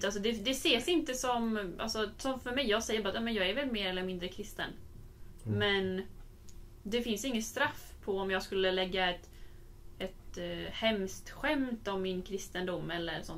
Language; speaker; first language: Swedish; native; Swedish